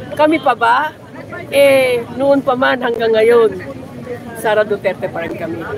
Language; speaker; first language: Filipino; non-native, local second language; Cebuano